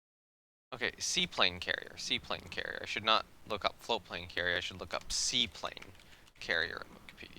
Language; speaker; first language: English; native; English